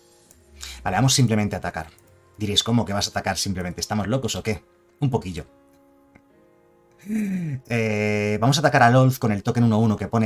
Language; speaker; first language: Spanish; native; Spanish